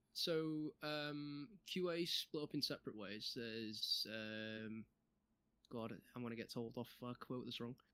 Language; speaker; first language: English; native; English